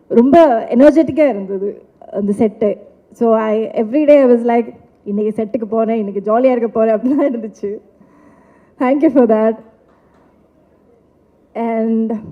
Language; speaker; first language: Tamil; non-native, local second language; Malayalam